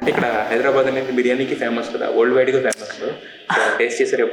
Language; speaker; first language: Telugu; native; Telugu